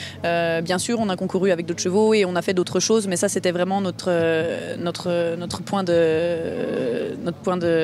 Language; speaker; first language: French; native; French